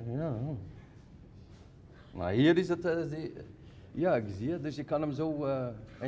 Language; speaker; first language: Dutch; non-native, fluent; Persian